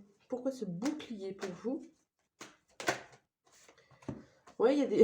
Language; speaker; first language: French; native; French